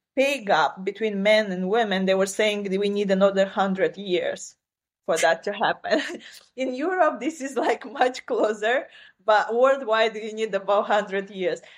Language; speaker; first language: English; non-native, fluent; Romanian